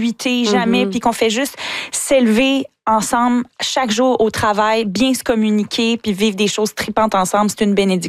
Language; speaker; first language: French; native; French